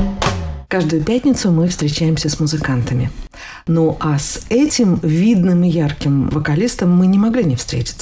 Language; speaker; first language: Russian; native; Russian